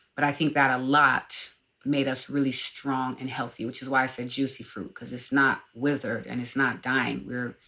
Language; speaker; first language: English; native; English